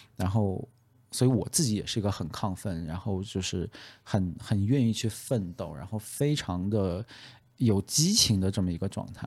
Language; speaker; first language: Chinese; non-native, local second language; Uyghur